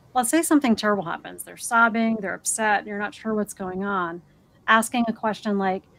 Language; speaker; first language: English; native; English